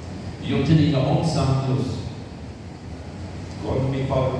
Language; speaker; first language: Spanish; non-native, fluent; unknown